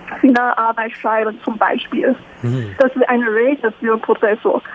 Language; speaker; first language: German; non-native, learner; Chinese